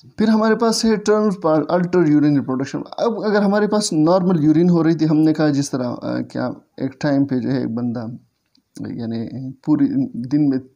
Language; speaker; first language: Hindi; native; Hindi